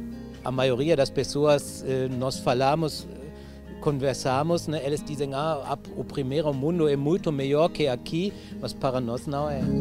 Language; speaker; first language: Portuguese; non-native, fluent; German